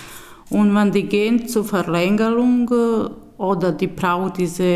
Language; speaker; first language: German; non-native, learner; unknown